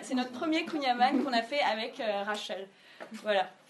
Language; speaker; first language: French; native; French